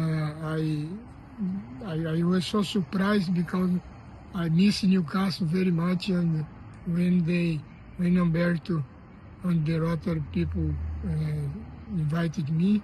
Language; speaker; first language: English; non-native, learner; Portuguese